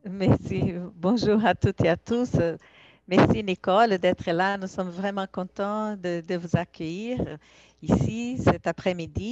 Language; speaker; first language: French; non-native, fluent; Portuguese